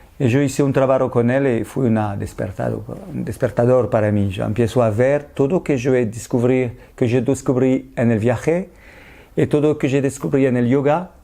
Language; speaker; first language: Spanish; non-native, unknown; French